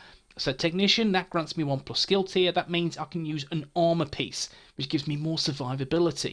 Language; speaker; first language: English; native; English